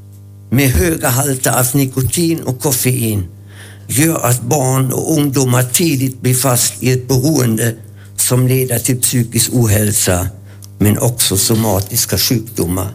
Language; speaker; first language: Swedish; non-native, fluent; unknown